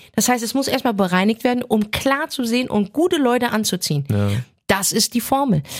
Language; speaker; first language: German; early bilingual, other home language; Arabic